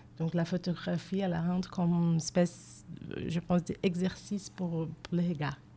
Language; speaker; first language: French; non-native, fluent; Portuguese